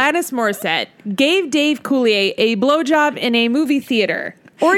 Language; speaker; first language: English; native; English